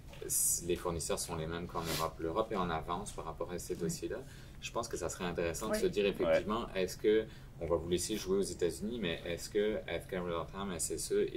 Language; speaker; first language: French; native; French